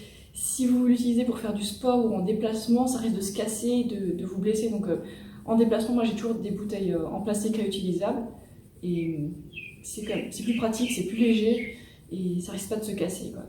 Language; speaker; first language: French; native; French